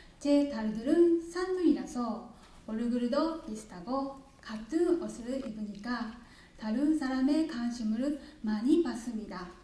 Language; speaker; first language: Korean; non-native, learner; Japanese